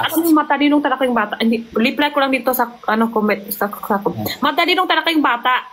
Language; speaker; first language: Filipino; non-native, learner; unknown